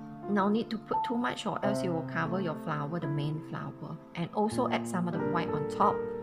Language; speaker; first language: English; non-native, local second language; Chinese